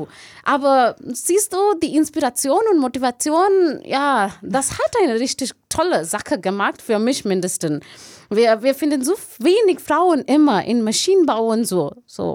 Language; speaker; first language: German; non-native, learner; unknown